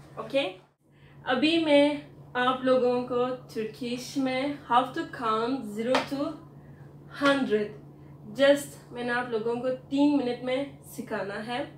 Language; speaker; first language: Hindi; non-native, fluent; Turkish